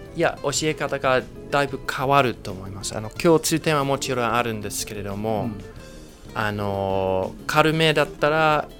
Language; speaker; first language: Japanese; non-native, fluent; English